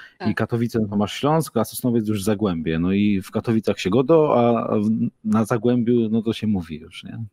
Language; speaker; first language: Polish; native; Polish